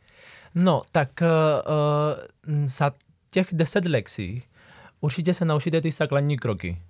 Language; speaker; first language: Czech; non-native, fluent; Spanish